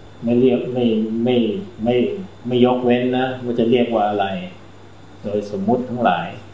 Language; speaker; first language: Thai; native; Thai